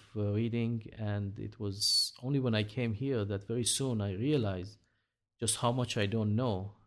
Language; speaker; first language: English; non-native, fluent; Hebrew